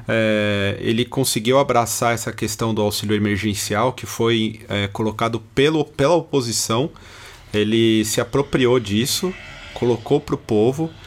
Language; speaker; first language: Portuguese; native; Portuguese